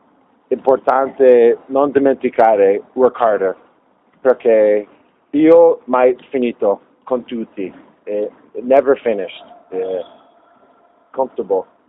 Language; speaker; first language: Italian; non-native, learner; English